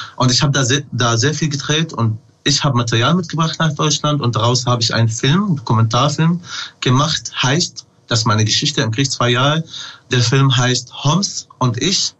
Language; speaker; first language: German; non-native, fluent; Arabic